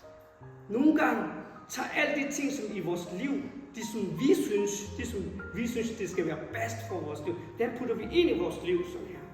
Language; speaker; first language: Danish; non-native, fluent; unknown